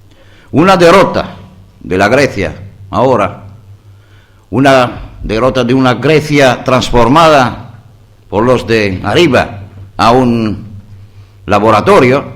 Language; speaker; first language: Spanish; non-native, learner; Greek